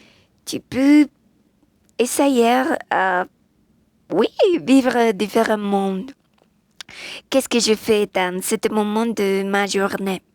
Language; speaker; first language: French; non-native, learner; Spanish